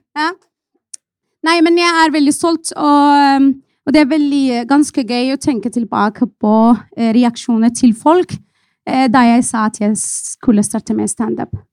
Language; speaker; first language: Norwegian; non-native, fluent; Arabic